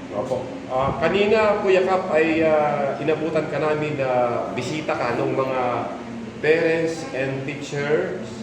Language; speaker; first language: Filipino; native; Filipino